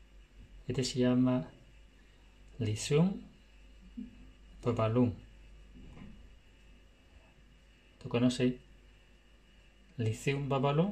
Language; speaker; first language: Spanish; non-native, learner; Chinese